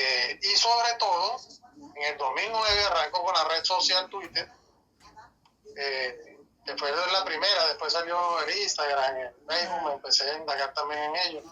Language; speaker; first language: Spanish; native; Spanish